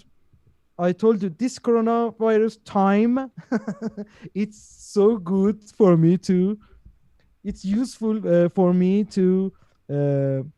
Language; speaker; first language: English; non-native, learner; Persian